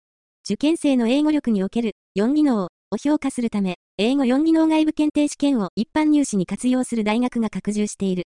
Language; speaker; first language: Japanese; native; Japanese